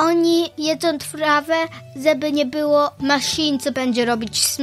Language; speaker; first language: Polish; early bilingual, heritage; Polish